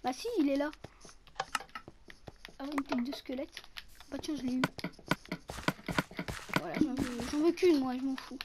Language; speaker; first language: French; native; French